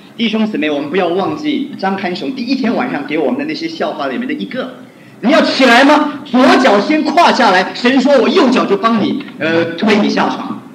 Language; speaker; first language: Chinese; non-native, local second language; Hakka Chinese